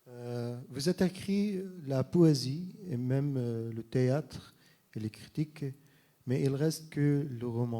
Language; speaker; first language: French; non-native, fluent; Arabic